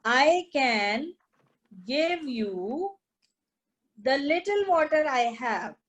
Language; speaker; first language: English; non-native, local second language; Punjabi